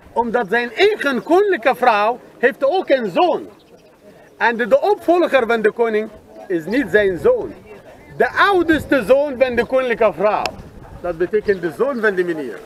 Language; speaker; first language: Dutch; non-native, learner; Arabic